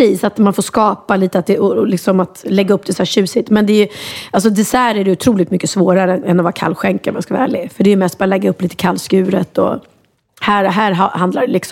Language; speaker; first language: Swedish; native; Swedish